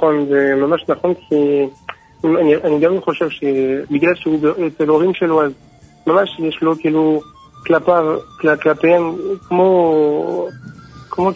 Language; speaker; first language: Hebrew; non-native, fluent; French